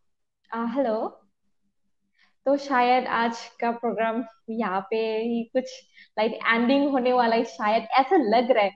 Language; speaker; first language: Hindi; non-native, local second language; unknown